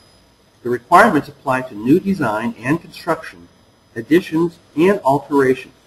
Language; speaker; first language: English; native; English